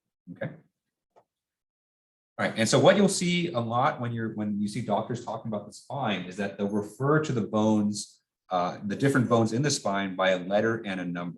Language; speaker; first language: English; native; English